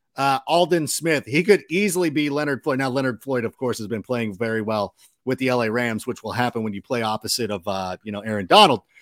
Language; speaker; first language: English; native; English